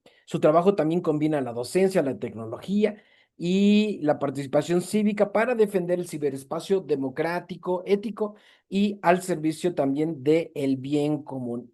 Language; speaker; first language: Spanish; native; Spanish